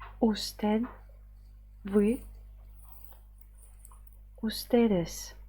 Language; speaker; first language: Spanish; non-native, fluent; Ukrainian